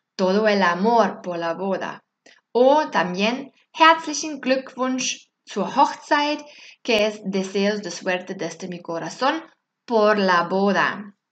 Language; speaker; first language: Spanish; non-native, fluent; German